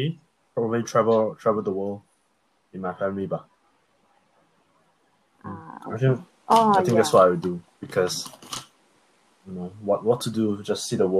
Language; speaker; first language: English; early bilingual, other home language; Korean